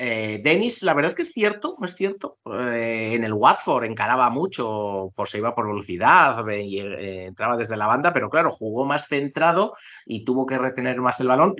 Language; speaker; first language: Spanish; native; Spanish